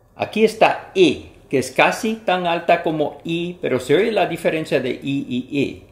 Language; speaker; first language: Spanish; non-native, fluent; English